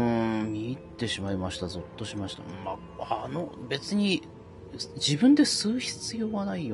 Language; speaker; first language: Japanese; native; Japanese